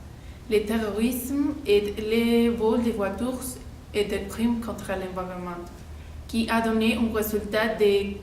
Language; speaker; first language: French; non-native, learner; Spanish